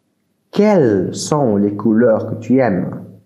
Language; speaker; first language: French; non-native, fluent; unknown